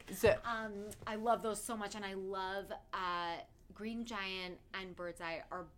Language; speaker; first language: English; native; English